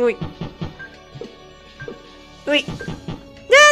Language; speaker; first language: Spanish; native; Spanish